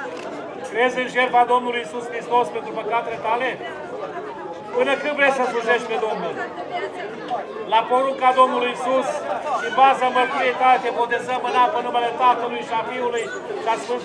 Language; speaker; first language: Romanian; native; Romanian